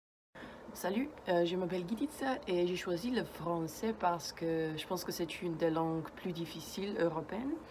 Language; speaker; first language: French; non-native, learner; Slovenian